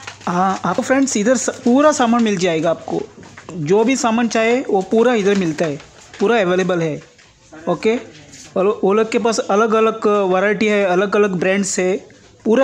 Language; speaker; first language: Hindi; non-native, local second language; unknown